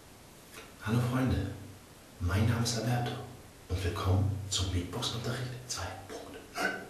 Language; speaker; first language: German; native; German